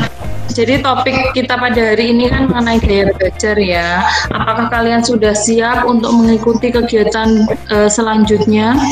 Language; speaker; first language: Indonesian; native; Indonesian